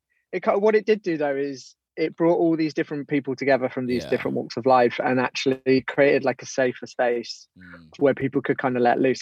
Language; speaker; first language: English; native; English